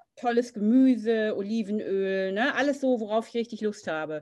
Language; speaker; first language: German; native; German